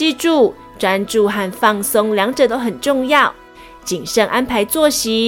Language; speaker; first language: Chinese; native; Chinese